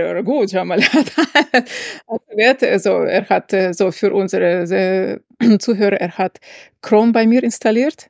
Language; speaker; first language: German; non-native, fluent; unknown